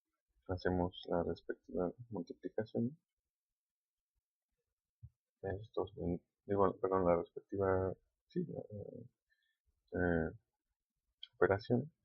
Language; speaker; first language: Spanish; native; Spanish